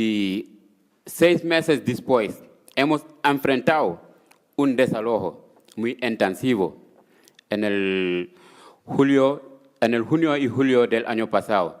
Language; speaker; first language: Spanish; non-native, fluent; Wolof